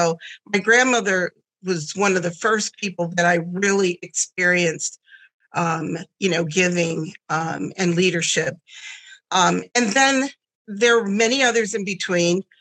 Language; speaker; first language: English; early bilingual, other home language; German